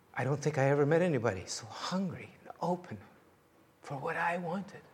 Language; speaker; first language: English; native; English